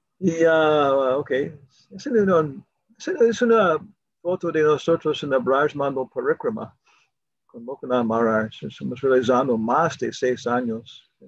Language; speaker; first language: Spanish; non-native, learner; English